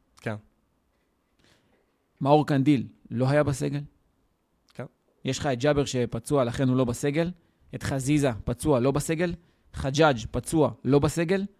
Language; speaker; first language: Hebrew; native; Hebrew